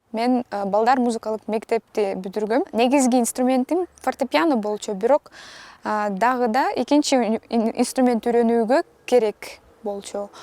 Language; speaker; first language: Kyrgyz; non-native, local second language; Russian